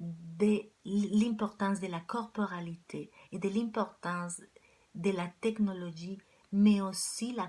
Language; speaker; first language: French; non-native, fluent; Spanish